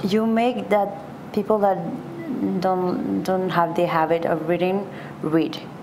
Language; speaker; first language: English; non-native, fluent; Spanish